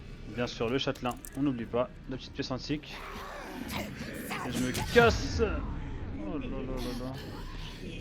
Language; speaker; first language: French; native; French